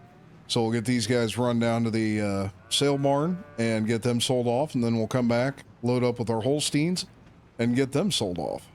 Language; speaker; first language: English; native; English